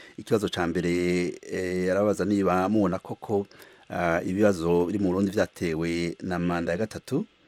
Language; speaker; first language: Rundi; native; Rundi